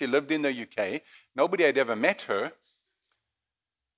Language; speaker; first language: English; native; English